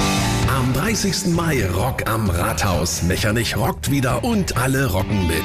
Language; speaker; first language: German; native; German